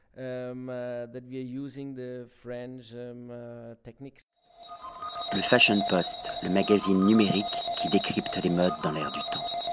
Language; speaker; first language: English; non-native, fluent; German